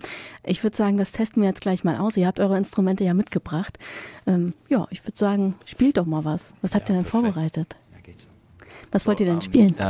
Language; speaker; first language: German; native; German